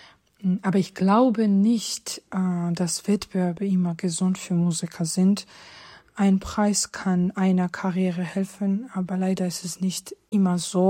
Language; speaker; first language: German; non-native, fluent; Georgian